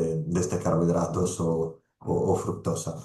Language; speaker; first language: Spanish; non-native, fluent; Italian